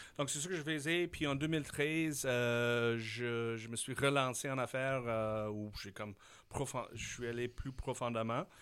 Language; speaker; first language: French; non-native, fluent; English